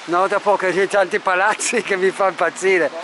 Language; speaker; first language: Italian; non-native, fluent; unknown